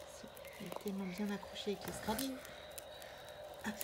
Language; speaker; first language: French; native; French